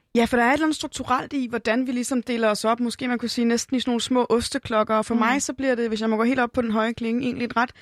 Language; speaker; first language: Danish; native; Danish